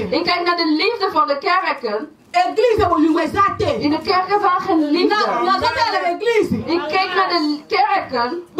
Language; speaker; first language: Dutch; non-native, fluent; Lingala